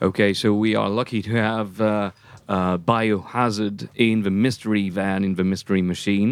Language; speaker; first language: English; non-native, fluent; French